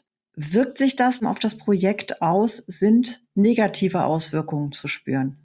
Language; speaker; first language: German; native; German